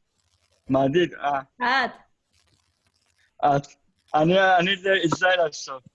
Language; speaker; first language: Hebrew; non-native, fluent; Turkish